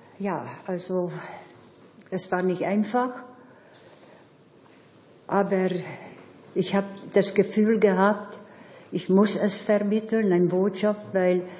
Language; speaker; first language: German; non-native, fluent; Hungarian